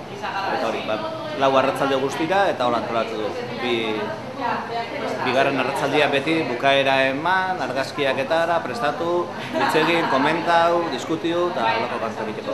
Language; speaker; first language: Basque; native; Basque